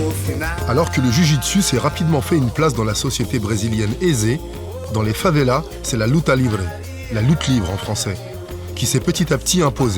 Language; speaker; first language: French; native; French